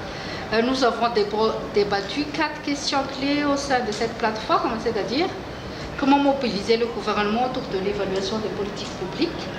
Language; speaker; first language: French; non-native, local second language; Malagasy